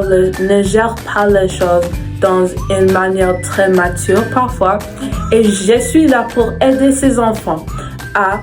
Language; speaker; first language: French; non-native, learner; English